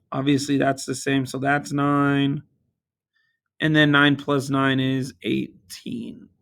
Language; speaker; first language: English; native; English